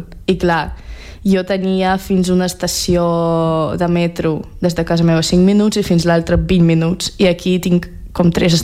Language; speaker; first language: Catalan; non-native, fluent; Russian